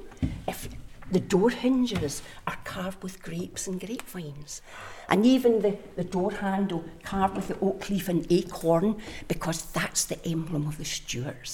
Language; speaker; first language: English; native; English